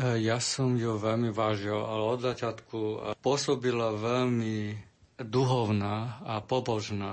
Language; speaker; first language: Slovak; non-native, learner; Chinese